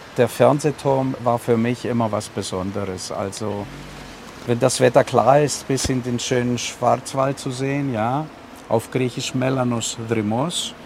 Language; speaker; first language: German; non-native, fluent; Greek